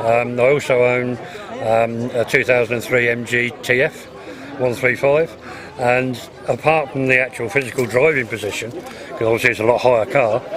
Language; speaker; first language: English; native; English